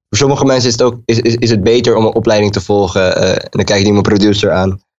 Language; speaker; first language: Dutch; native; Dutch